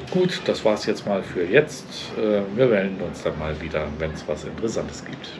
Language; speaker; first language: German; native; German